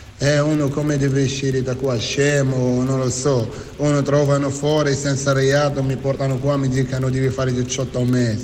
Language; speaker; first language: Italian; non-native, fluent; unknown